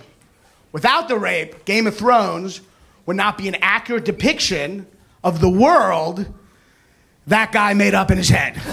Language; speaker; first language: English; native; English